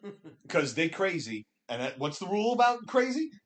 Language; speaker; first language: English; native; English